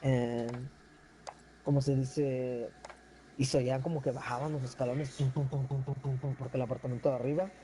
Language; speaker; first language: Spanish; early bilingual, heritage; Spanish